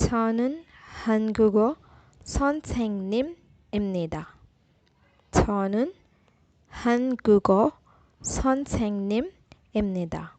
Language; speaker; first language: Korean; non-native, fluent; Urdu